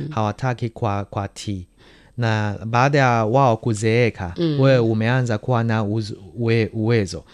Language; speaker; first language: Swahili; non-native, fluent; Chinese